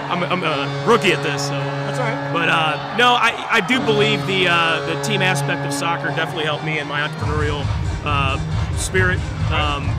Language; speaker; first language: English; native; English